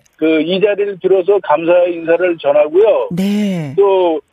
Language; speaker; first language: Korean; native; Korean